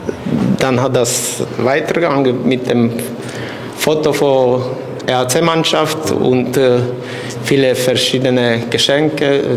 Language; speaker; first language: German; non-native, local second language; French